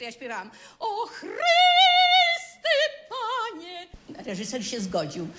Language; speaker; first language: Polish; native; Polish